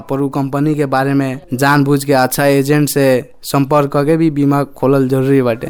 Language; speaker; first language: Bhojpuri; native; Bhojpuri